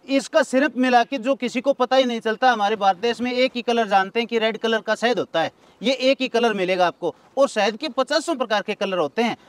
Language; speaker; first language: Hindi; native; Hindi